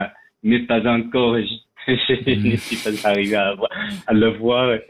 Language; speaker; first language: French; non-native, learner; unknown